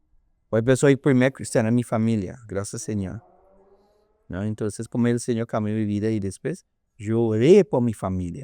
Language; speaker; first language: Spanish; non-native, learner; English